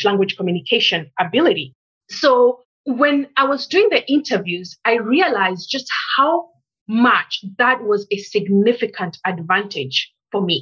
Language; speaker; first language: English; native; English